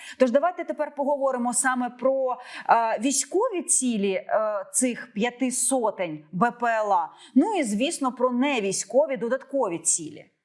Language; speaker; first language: Ukrainian; native; Ukrainian